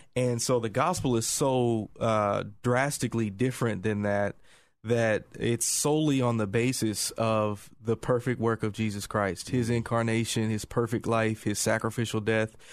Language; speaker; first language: English; native; English